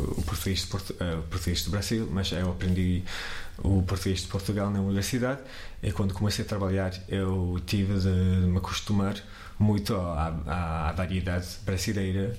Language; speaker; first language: Portuguese; non-native, fluent; English